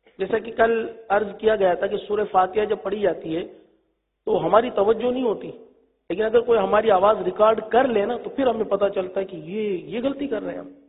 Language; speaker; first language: Urdu; native; Urdu